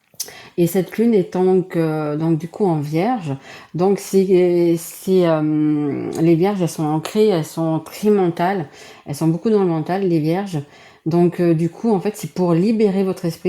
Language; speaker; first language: French; native; French